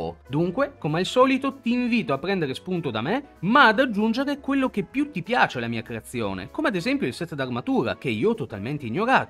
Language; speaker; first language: Italian; native; Italian